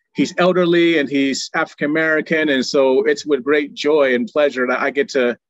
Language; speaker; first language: English; native; English